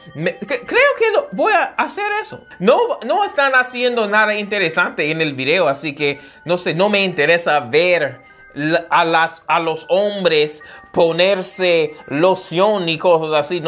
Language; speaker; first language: Spanish; non-native, fluent; English